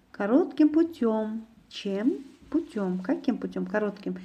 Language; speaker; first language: Russian; non-native, local second language; Kyrgyz